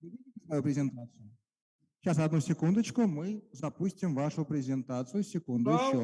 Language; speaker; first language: Russian; native; Russian